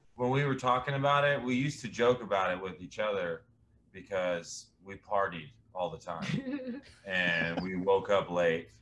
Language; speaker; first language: English; native; English